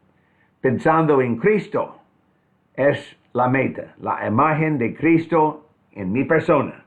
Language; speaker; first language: Spanish; non-native, fluent; English